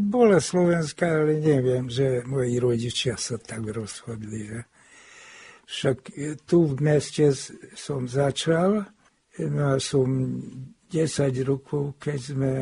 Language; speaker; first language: Slovak; early bilingual, heritage; Hungarian